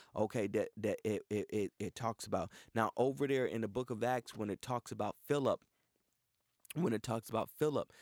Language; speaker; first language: English; native; English